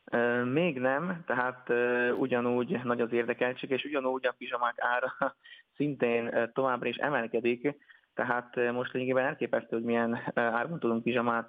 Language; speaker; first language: Hungarian; native; Hungarian